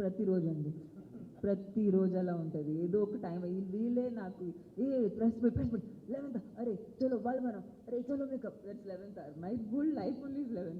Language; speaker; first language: Telugu; non-native, fluent; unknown